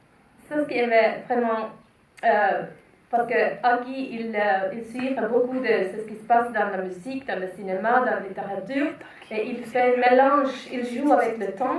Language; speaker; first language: French; non-native, fluent; Finnish